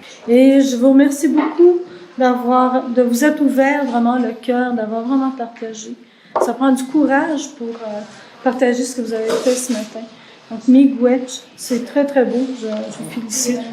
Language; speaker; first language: French; native; French